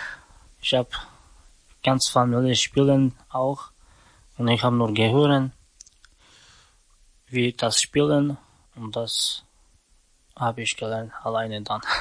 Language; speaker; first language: German; non-native, learner; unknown